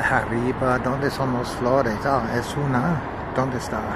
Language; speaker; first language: Spanish; non-native, learner; English